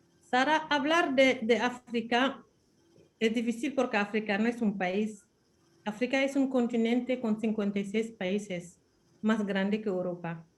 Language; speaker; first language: Spanish; non-native, fluent; Wolof